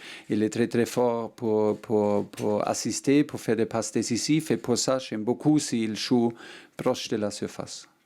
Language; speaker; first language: French; non-native, learner; German